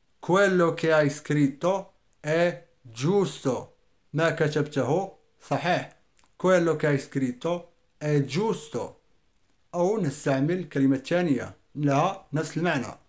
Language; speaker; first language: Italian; non-native, fluent; Arabic